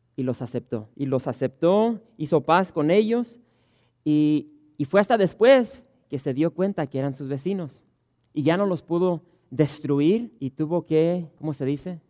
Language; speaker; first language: Spanish; early bilingual, heritage; Spanish